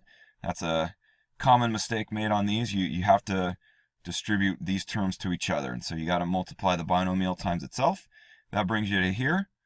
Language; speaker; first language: English; native; English